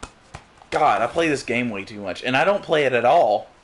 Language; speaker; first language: English; native; English